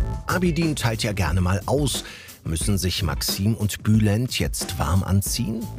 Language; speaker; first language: German; native; German